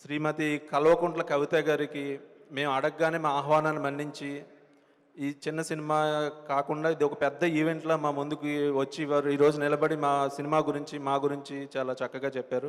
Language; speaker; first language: Telugu; native; Telugu